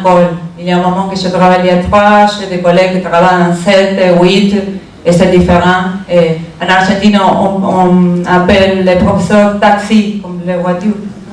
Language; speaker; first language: French; non-native, learner; Spanish